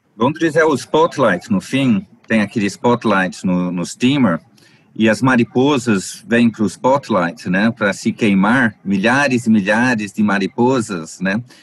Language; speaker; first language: Portuguese; native; Portuguese